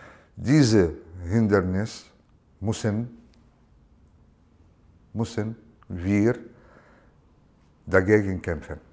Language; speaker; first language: German; non-native, learner; Arabic